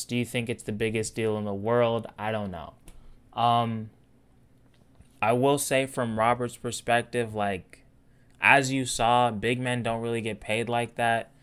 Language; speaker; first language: English; native; English